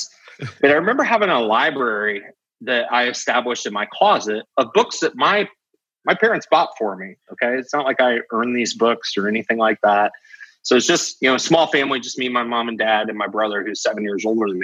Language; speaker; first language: English; native; English